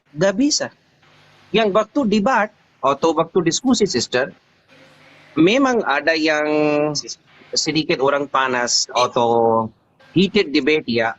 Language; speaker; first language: Indonesian; non-native, learner; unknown